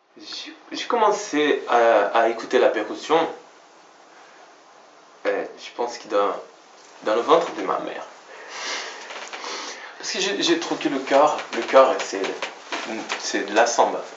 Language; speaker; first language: French; non-native, fluent; Portuguese